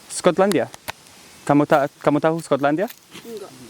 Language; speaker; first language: Indonesian; non-native, learner; English